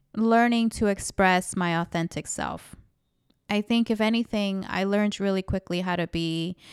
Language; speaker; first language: English; early bilingual, other home language; Spanish